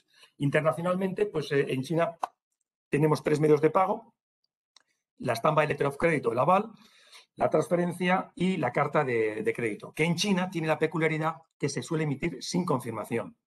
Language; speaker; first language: Spanish; native; Spanish